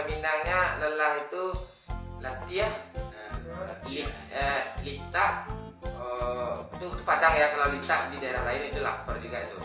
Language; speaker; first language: Indonesian; non-native, local second language; Minangkabau